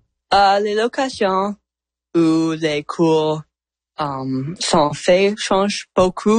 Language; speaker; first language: French; non-native, learner; English